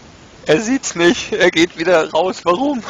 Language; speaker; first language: German; native; German